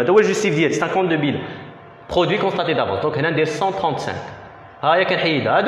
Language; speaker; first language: French; non-native, local second language; Arabic